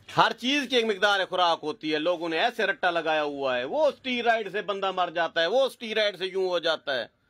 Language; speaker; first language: Urdu; non-native, local second language; Punjabi